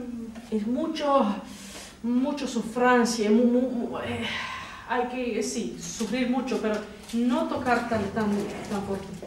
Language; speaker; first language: Spanish; non-native, fluent; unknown